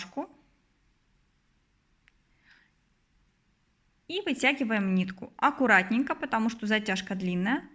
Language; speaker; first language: Russian; native; Russian